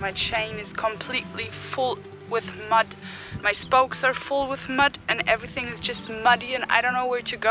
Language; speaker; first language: English; non-native, fluent; German